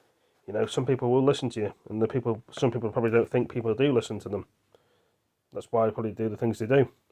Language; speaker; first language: English; native; English